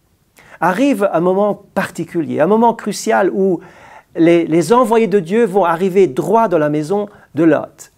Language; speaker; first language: French; native; French